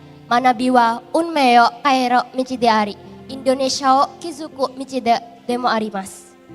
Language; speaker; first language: Japanese; non-native, learner; Indonesian